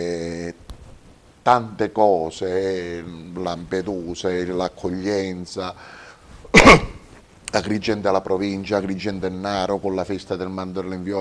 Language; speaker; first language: Italian; native; Italian